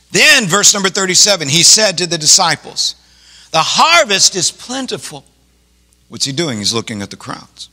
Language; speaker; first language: English; native; English